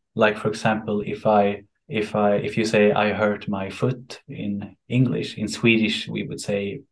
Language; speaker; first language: English; non-native, fluent; Swedish